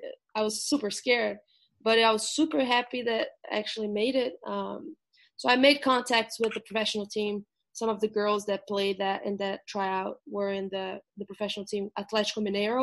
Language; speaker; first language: English; non-native, fluent; Portuguese